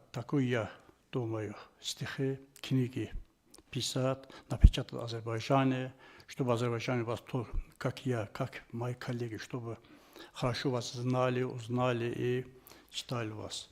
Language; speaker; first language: Russian; non-native, fluent; Azerbaijani